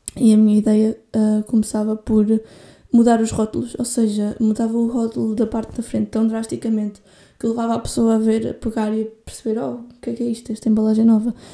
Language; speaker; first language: Portuguese; native; Portuguese